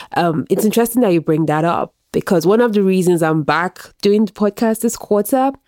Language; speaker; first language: English; non-native, local second language; Yoruba